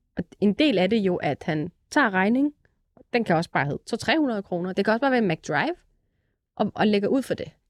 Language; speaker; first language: Danish; early bilingual, other home language; Arabic